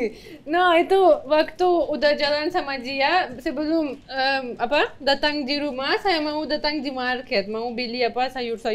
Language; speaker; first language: Indonesian; non-native, learner; Russian